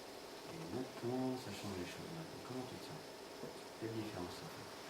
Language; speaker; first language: French; native; French